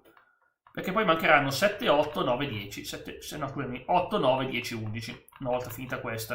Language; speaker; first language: Italian; native; Italian